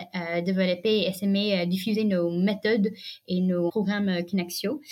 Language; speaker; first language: French; non-native, fluent; English